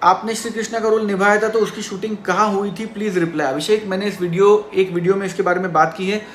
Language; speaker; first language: Hindi; non-native, local second language; Marathi